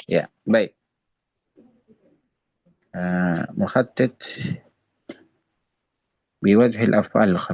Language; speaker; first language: Arabic; non-native, fluent; Indonesian